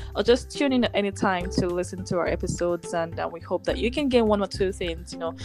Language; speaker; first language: English; non-native, local second language; Yoruba